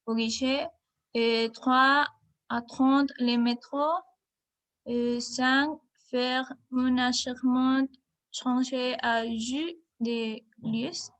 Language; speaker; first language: French; non-native, learner; Spanish